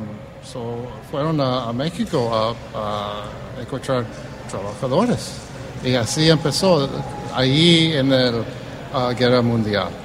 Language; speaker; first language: Spanish; early bilingual, heritage; Spanish